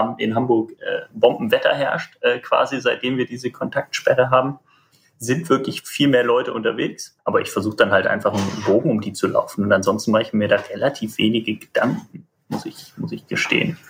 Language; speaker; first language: German; native; German